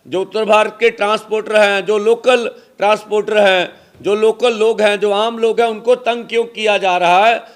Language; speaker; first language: Hindi; non-native, local second language; Punjabi